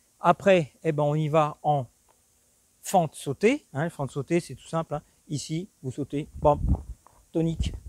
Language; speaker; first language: French; native; French